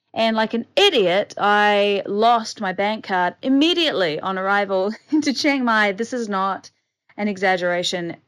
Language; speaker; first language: English; native; English